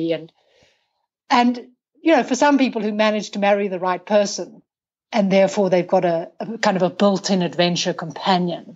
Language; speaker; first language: English; native; English